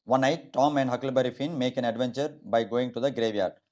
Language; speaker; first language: English; non-native, local second language; Telugu